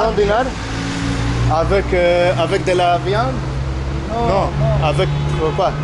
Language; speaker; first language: French; non-native, learner; Spanish